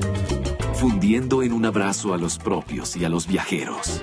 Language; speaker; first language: Spanish; native; Spanish